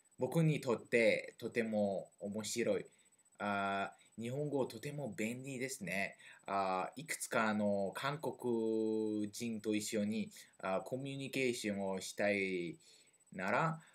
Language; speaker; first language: Japanese; non-native, learner; French